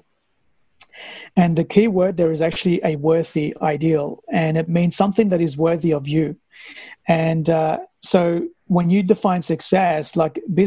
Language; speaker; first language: English; early bilingual, other home language; Persian